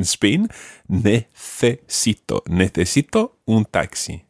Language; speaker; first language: Spanish; non-native, fluent; English